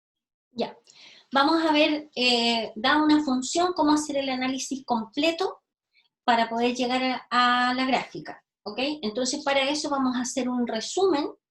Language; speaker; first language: Spanish; native; Spanish